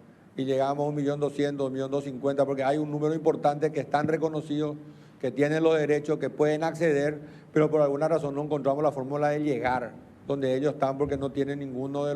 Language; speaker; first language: Spanish; native; Spanish